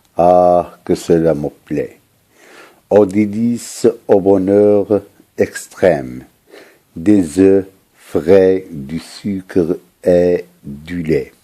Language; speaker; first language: French; non-native, local second language; Arabic